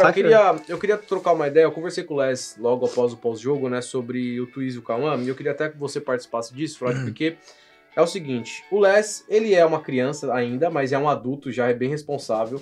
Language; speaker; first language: Portuguese; native; Portuguese